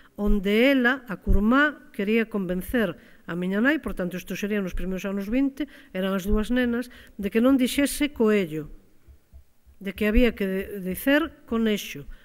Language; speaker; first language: Galician; native; Galician